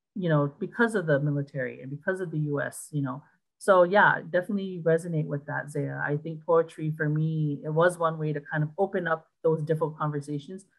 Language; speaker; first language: English; native; English